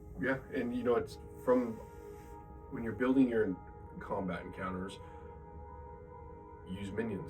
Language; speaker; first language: English; native; English